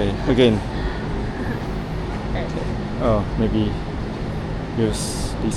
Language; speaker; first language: English; non-native, learner; Chinese